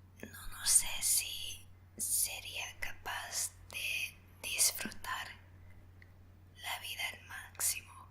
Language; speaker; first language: Spanish; non-native, fluent; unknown